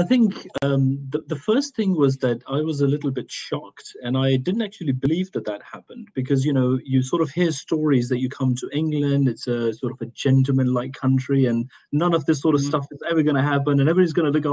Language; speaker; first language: English; non-native, local second language; Urdu